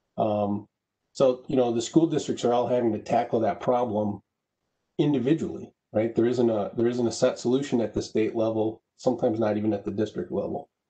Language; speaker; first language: English; native; English